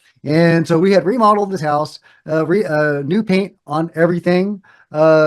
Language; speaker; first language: English; native; English